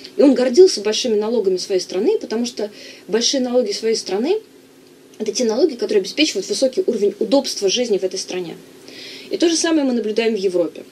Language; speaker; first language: Russian; native; Russian